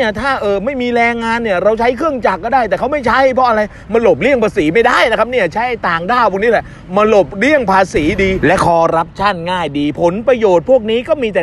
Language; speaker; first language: Thai; native; Thai